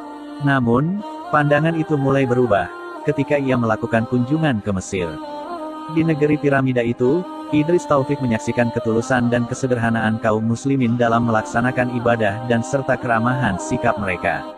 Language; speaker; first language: Indonesian; native; Indonesian